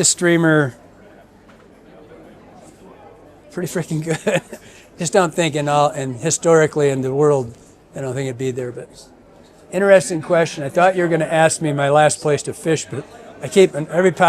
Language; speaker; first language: English; native; English